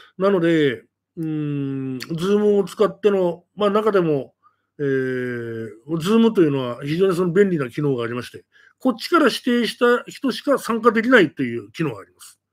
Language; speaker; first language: Japanese; native; Japanese